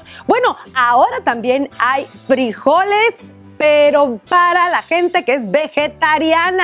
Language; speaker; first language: Spanish; native; Spanish